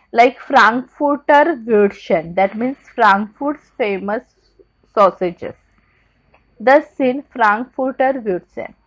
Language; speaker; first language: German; non-native, learner; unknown